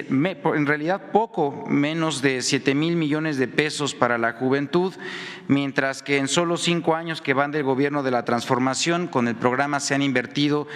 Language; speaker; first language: Spanish; native; Spanish